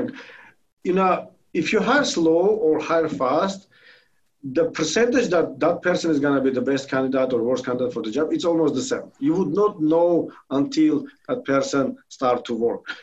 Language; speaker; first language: English; non-native, fluent; Armenian